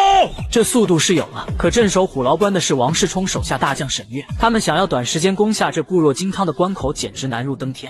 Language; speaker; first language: Chinese; native; Chinese